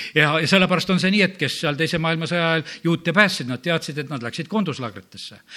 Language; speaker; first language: Estonian; native; Estonian